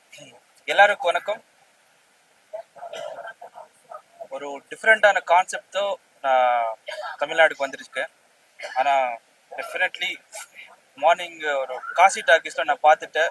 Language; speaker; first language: Tamil; non-native, learner; Telugu